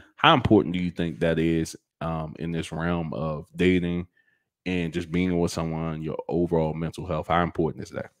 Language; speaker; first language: English; native; English